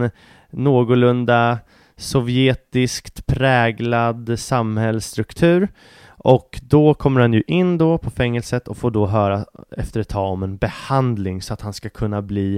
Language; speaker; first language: Swedish; native; Swedish